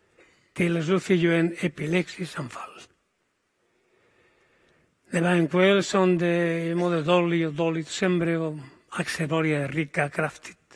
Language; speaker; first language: Swedish; non-native, fluent; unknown